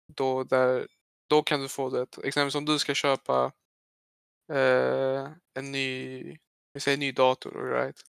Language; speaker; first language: Swedish; early bilingual, other home language; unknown